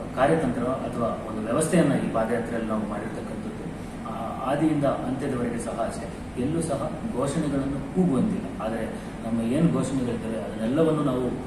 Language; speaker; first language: Kannada; non-native, local second language; Kodava